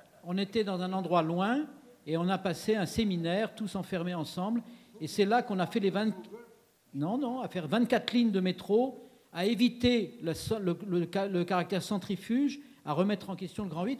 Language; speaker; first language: French; native; French